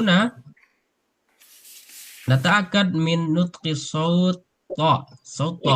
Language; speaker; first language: Arabic; non-native, fluent; Indonesian